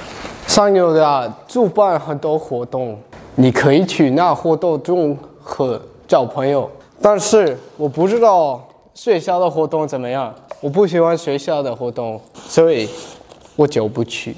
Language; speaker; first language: Chinese; non-native, learner; English